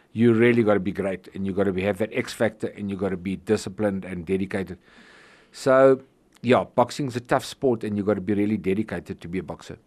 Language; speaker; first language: English; native; English